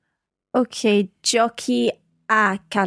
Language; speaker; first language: Italian; non-native, learner; English